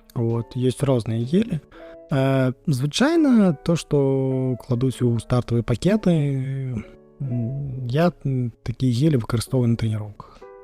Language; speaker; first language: Belarusian; non-native, local second language; Russian